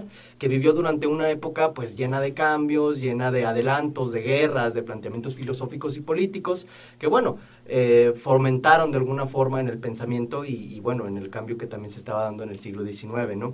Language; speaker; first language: Spanish; native; Spanish